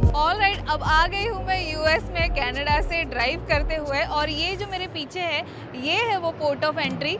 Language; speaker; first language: Hindi; native; Hindi